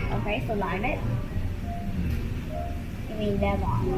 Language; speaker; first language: English; non-native, learner; Thai